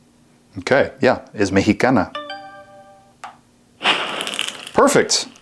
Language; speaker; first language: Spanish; non-native, fluent; English